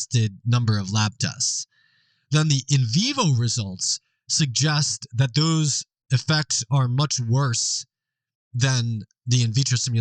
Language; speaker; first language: English; native; English